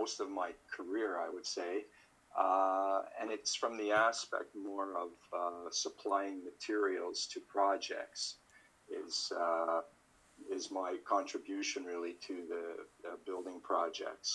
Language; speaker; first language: English; native; English